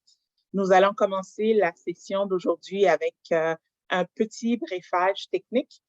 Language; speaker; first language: French; native; French